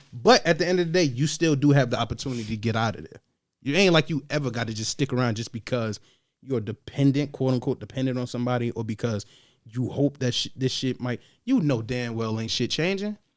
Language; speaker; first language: English; native; English